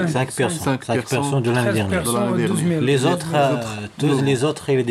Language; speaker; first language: French; non-native, learner; Arabic